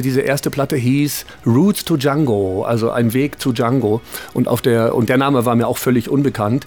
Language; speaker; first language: German; native; German